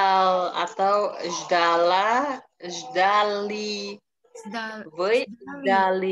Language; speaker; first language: Russian; non-native, fluent; Indonesian